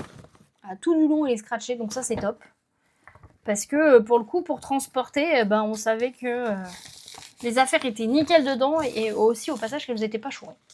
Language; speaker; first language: French; native; French